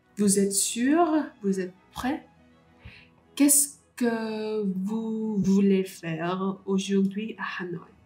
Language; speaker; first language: French; non-native, learner; Vietnamese